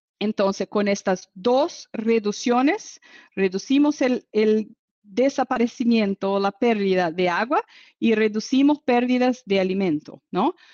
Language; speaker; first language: Spanish; non-native, fluent; Portuguese